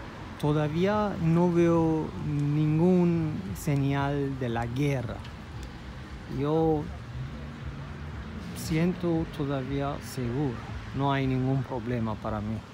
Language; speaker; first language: Spanish; non-native, fluent; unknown